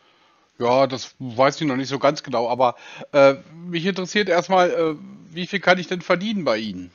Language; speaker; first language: German; native; German